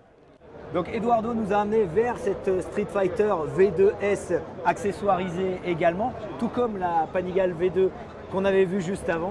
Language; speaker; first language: French; native; French